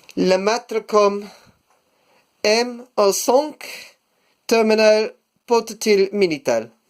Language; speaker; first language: French; non-native, learner; English